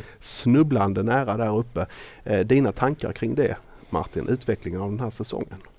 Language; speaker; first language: Swedish; native; Swedish